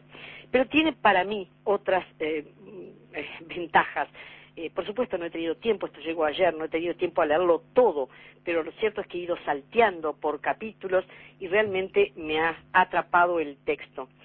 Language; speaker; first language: Spanish; native; Spanish